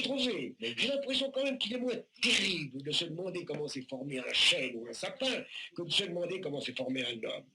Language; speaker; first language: French; native; French